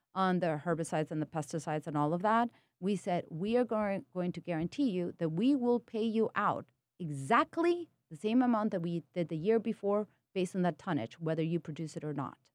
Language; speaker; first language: English; early bilingual, other home language; Spanish